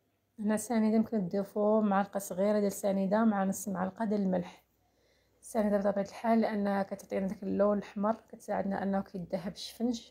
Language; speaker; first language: Arabic; native; Arabic